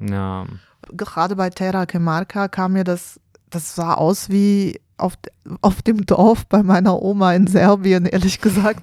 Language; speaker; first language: German; native; German